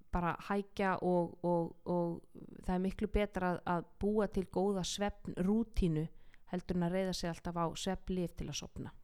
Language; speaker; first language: Icelandic; native; Icelandic